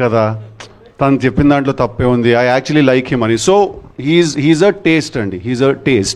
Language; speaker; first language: Telugu; native; Telugu